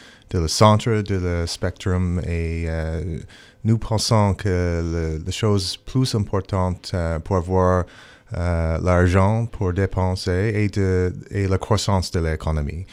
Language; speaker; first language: French; non-native, local second language; English